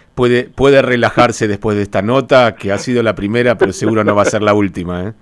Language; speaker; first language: Spanish; native; Spanish